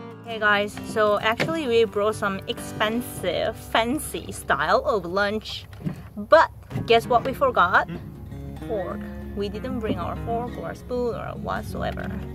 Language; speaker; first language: English; non-native, fluent; Korean